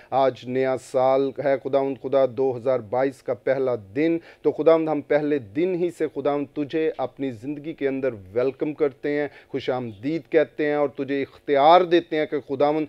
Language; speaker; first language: Urdu; non-native, local second language; Punjabi